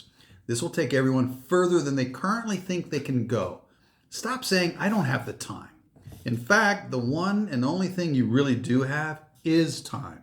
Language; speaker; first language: English; native; English